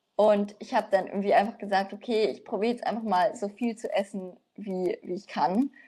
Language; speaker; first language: German; native; German